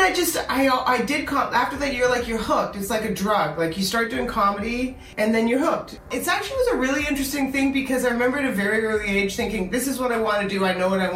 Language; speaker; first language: English; native; English